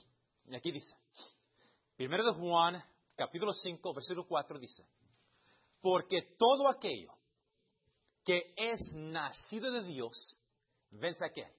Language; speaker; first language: Spanish; early bilingual, heritage; Spanish